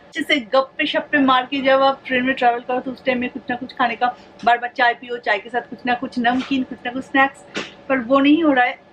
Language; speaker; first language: Hindi; non-native, local second language; Bangla